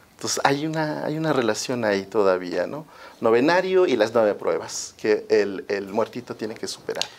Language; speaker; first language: Spanish; non-native, local second language; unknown